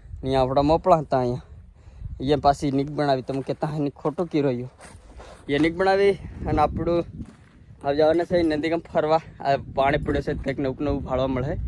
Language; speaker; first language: Gujarati; non-native, local second language; Bhili